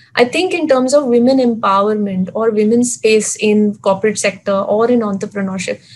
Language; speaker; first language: English; non-native, local second language; Hindi